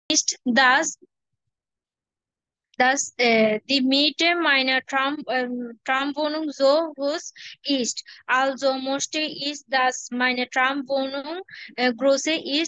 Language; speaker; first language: German; non-native, learner; Bangla